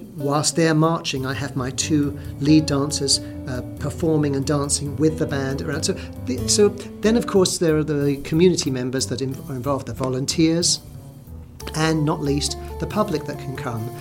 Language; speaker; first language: English; native; English